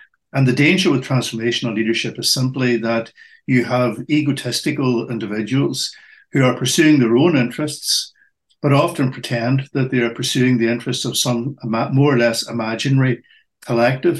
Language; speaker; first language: English; native; English